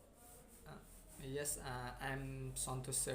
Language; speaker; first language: English; non-native, learner; Nepali